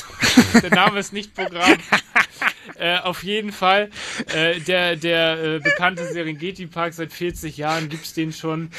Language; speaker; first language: German; native; German